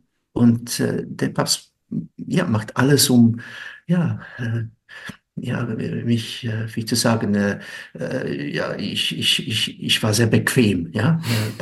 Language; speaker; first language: German; non-native, fluent; English